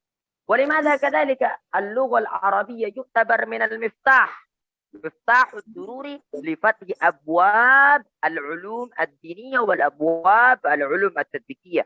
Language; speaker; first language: Arabic; non-native, fluent; Indonesian